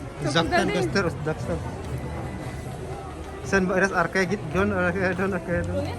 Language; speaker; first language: Turkish; non-native, learner; Indonesian